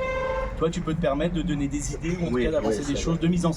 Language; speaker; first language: French; native; French